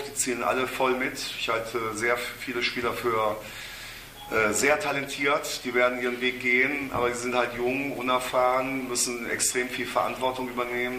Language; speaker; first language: German; native; German